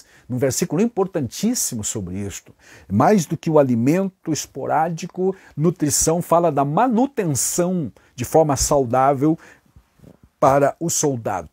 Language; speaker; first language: Portuguese; native; Portuguese